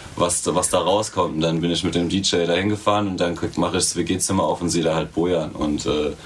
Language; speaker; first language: German; native; German